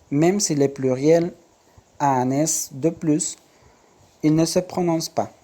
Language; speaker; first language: French; non-native, fluent; Spanish